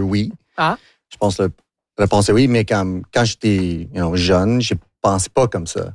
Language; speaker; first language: French; non-native, local second language; English